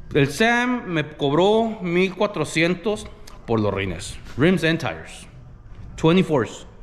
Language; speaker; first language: Spanish; early bilingual, other home language; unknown